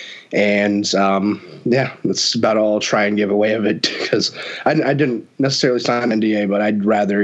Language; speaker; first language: English; native; English